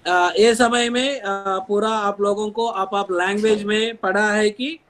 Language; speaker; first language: Hindi; non-native, local second language; Telugu